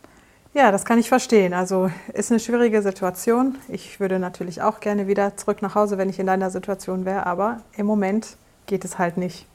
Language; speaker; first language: German; native; German